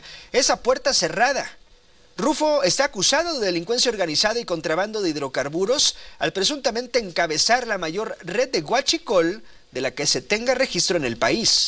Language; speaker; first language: Spanish; native; Spanish